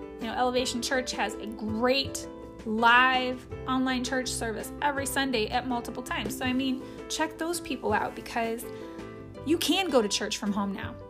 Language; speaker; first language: English; native; English